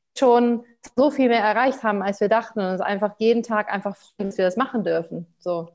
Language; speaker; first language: German; early bilingual, other home language; English